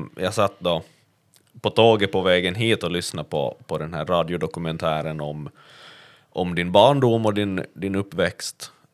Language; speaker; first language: Swedish; native; Swedish